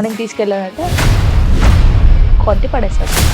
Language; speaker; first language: Telugu; native; Telugu